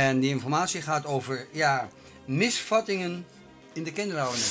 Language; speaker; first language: Dutch; native; Dutch